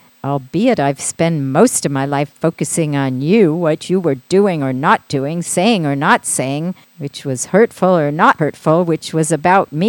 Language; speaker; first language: English; native; English